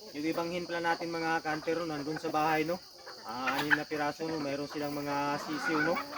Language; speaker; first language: Filipino; non-native, local second language; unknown